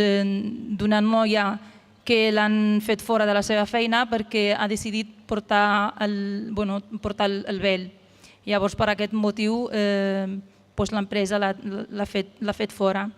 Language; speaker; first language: Catalan; non-native, fluent; Arabic